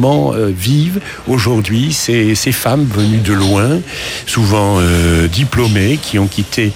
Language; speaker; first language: French; native; French